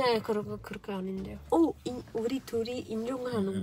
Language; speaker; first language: Korean; non-native, learner; Arabic